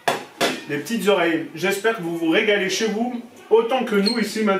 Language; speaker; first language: French; native; French